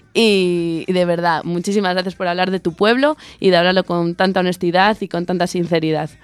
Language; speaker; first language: Spanish; native; Spanish